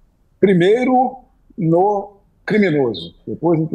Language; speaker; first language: Portuguese; native; Portuguese